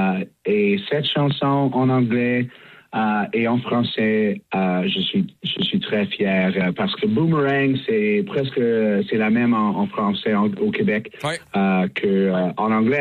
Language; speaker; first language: French; non-native, learner; English